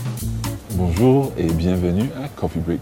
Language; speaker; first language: French; non-native, fluent; English